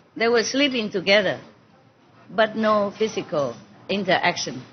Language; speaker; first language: English; non-native, fluent; Vietnamese